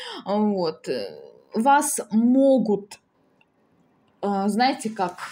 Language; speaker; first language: Russian; native; Russian